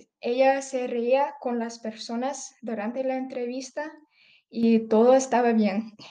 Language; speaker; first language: Spanish; early bilingual, heritage; English